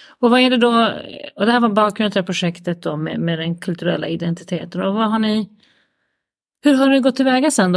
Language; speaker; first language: Swedish; native; Swedish